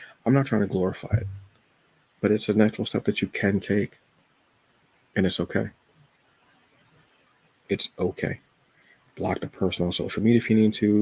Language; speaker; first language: English; native; English